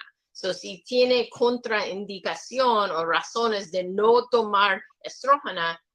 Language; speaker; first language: Spanish; non-native, learner; English